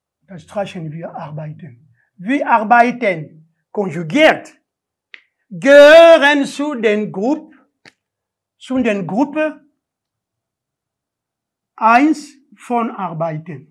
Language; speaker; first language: German; non-native, learner; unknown